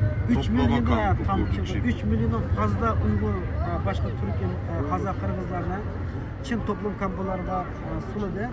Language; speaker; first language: Turkish; non-native, learner; Uyghur